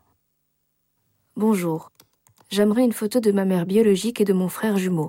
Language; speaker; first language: French; native; French